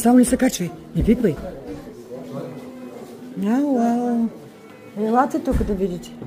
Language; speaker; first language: Bulgarian; native; Bulgarian